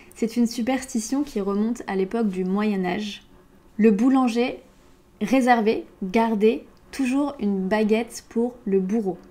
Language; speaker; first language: French; native; French